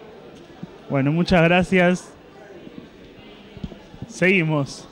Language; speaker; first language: Spanish; native; Spanish